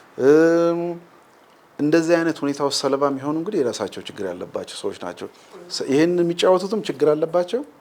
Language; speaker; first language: Amharic; native; Amharic